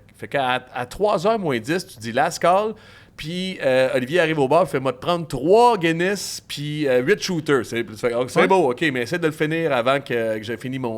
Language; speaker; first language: French; native; French